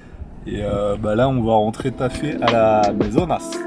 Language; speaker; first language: French; native; French